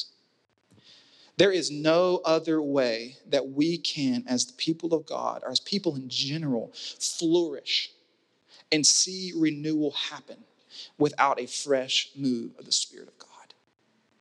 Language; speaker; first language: English; native; English